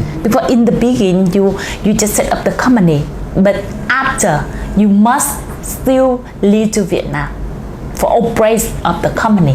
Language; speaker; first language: English; non-native, learner; Vietnamese